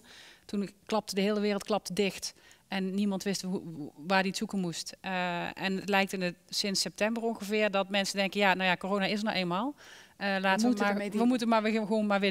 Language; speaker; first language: Dutch; native; Dutch